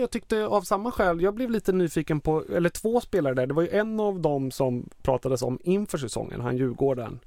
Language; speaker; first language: Swedish; native; Swedish